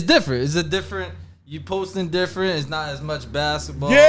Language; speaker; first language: English; native; English